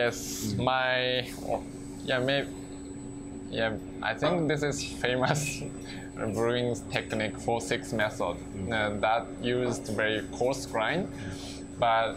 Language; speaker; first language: English; non-native, learner; Japanese